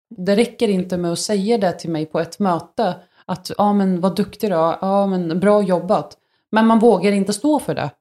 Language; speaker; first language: Swedish; early bilingual, other home language; Arabic